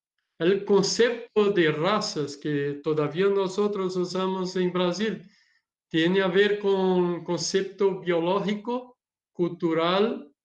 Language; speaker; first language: Spanish; non-native, learner; Portuguese